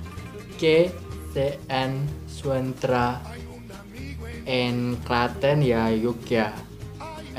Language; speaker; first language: Spanish; non-native, learner; Indonesian